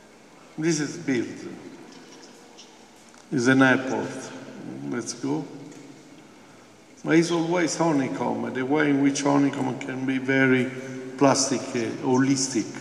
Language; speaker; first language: English; non-native, fluent; Italian